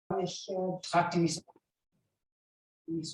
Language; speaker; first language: German; native; German